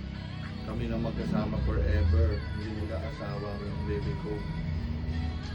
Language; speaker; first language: Filipino; native; Filipino